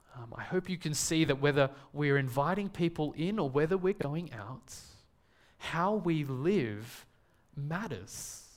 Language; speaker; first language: English; native; English